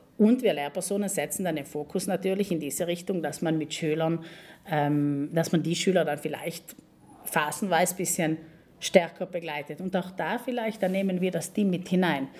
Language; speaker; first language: German; native; German